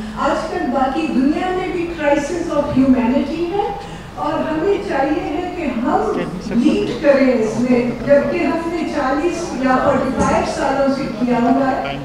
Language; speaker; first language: Urdu; native; Urdu